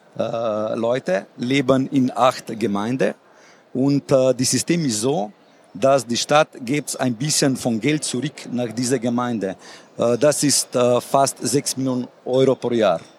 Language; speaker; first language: German; non-native, learner; Slovenian